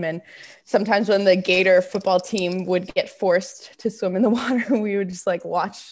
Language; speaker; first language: English; native; English